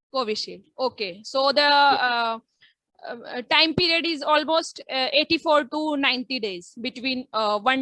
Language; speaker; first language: English; non-native, local second language; Hindi